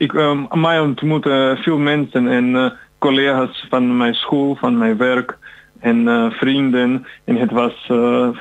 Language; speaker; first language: Dutch; non-native, learner; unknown